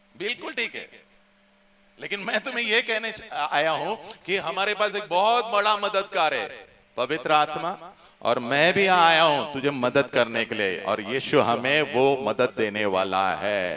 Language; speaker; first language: Hindi; non-native, local second language; Marathi